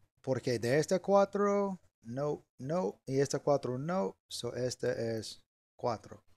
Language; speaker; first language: Spanish; non-native, learner; English